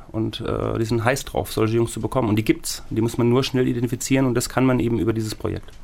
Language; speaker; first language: German; native; German